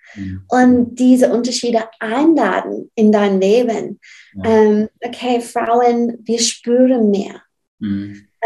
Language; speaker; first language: German; non-native, fluent; English